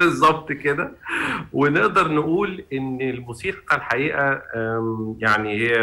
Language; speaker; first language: Arabic; native; Arabic